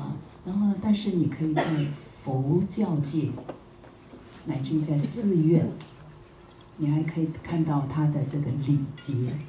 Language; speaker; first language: Chinese; native; Chinese